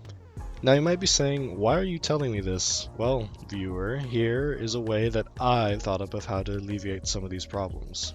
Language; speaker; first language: English; native; English